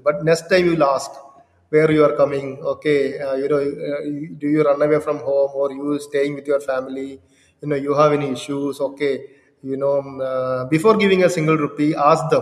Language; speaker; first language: English; non-native, local second language; Malayalam